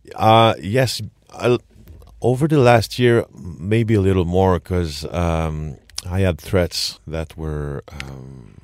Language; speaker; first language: English; non-native, fluent; French